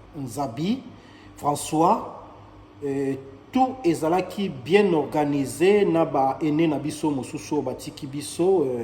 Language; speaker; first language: Lingala; native; Lingala